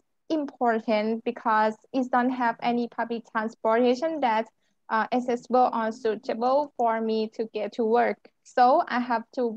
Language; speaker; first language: English; non-native, learner; Thai